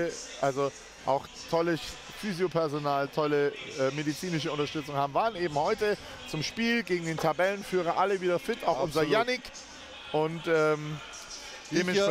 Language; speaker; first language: German; native; German